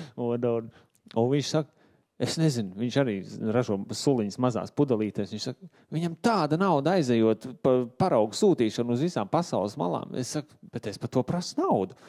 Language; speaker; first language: Latvian; native; Latvian